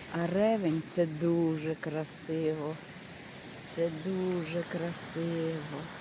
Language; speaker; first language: Ukrainian; non-native, local second language; Russian